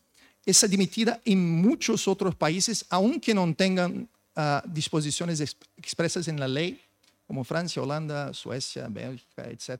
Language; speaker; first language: Spanish; non-native, fluent; Portuguese